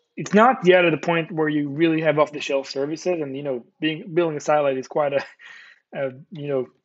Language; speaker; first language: English; non-native, fluent; Hebrew